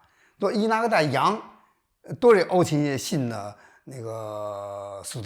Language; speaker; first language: Russian; non-native, learner; Chinese